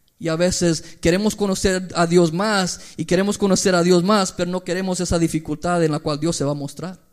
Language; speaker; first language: Spanish; early bilingual, heritage; Spanish